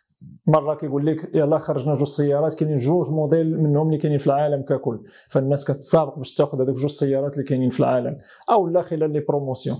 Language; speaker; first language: Arabic; native; Arabic